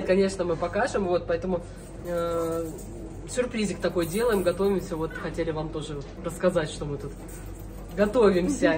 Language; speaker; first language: Russian; native; Russian